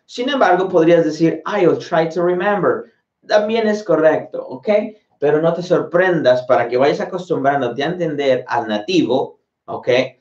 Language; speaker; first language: Spanish; native; Spanish